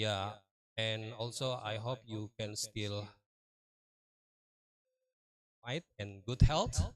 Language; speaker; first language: English; non-native, learner; Indonesian